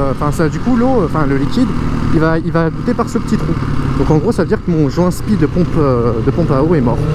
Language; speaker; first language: French; native; French